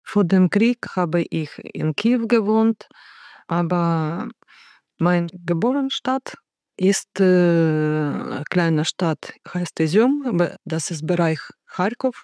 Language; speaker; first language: German; non-native, learner; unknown